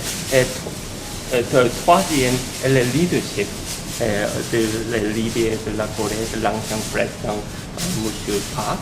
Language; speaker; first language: French; non-native, learner; Korean